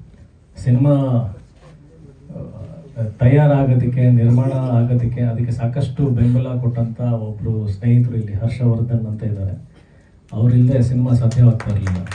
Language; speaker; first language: Kannada; native; Kannada